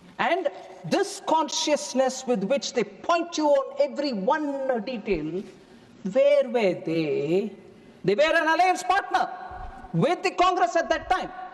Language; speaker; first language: English; non-native, local second language; Tamil